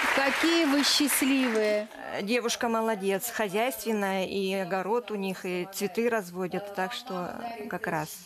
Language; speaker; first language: Russian; native; Russian